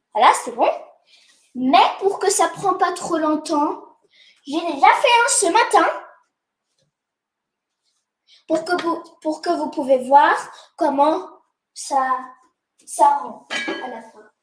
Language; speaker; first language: French; non-native, fluent; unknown